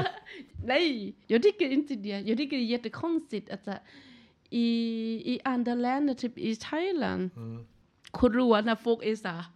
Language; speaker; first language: Swedish; non-native, learner; Thai